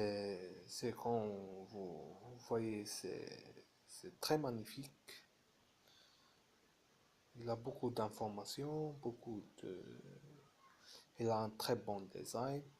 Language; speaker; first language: French; non-native, fluent; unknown